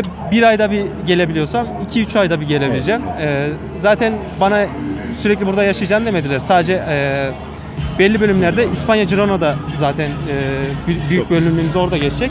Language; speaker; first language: Turkish; native; Turkish